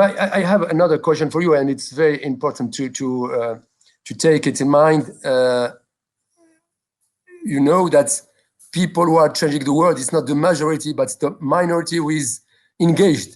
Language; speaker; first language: English; non-native, local second language; French